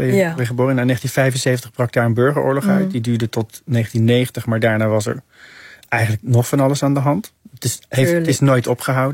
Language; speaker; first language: Dutch; native; Dutch